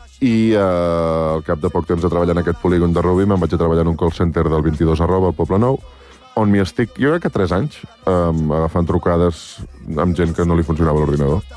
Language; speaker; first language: Catalan; native; Catalan